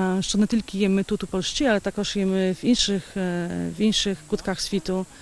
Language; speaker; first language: Ukrainian; early bilingual, heritage; Ukrainian